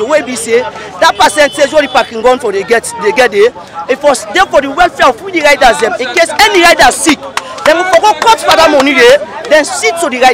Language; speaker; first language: English; non-native, local second language; Krio